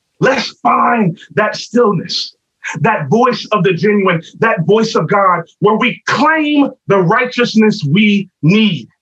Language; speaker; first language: English; native; English